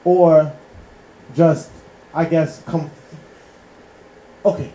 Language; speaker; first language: English; native; English